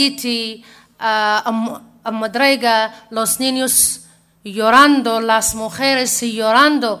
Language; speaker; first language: Spanish; non-native, learner; Arabic